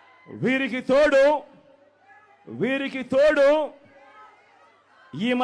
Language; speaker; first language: Telugu; native; Telugu